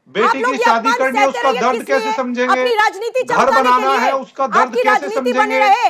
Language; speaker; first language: Hindi; native; Hindi